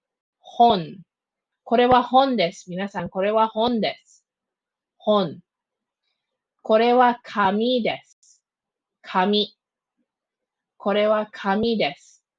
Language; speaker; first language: Japanese; non-native, fluent; English